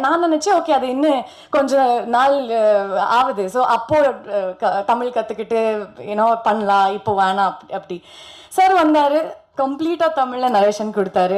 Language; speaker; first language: Tamil; non-native, learner; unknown